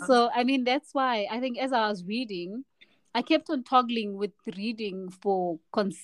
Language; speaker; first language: English; non-native, local second language; Xhosa